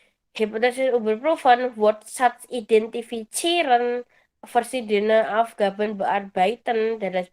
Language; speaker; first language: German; non-native, fluent; Indonesian